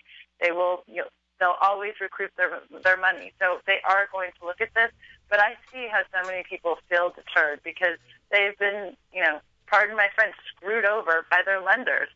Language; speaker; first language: English; native; English